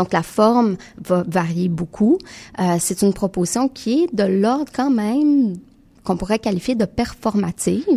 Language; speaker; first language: French; native; French